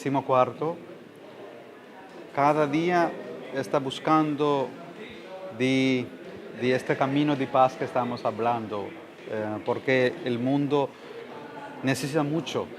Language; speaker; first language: Spanish; non-native, learner; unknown